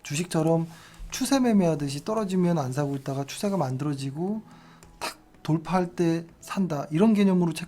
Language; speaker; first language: Korean; native; Korean